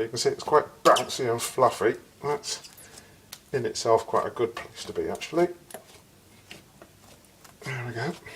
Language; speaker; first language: English; native; English